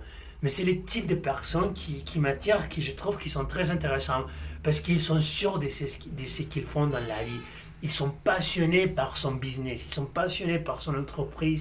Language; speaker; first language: French; non-native, fluent; Spanish